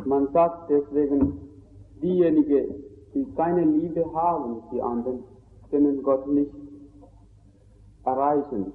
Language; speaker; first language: German; non-native, fluent; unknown